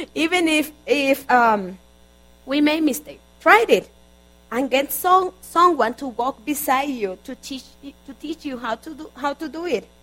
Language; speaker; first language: English; non-native, fluent; Spanish